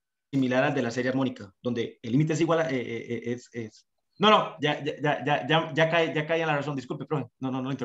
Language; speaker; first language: Spanish; native; Spanish